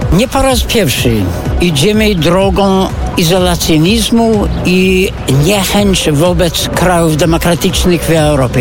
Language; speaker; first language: Polish; non-native, fluent; English